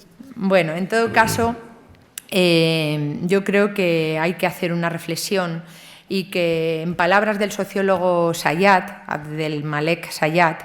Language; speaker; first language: Spanish; native; Spanish